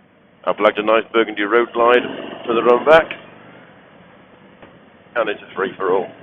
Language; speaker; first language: English; native; English